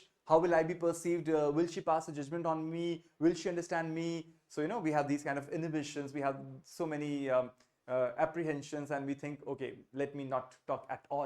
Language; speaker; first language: English; non-native, fluent; Hindi